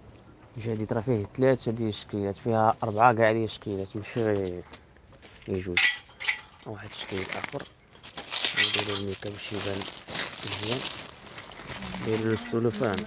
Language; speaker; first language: Arabic; native; Arabic